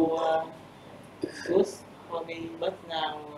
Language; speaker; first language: English; non-native, learner; Vietnamese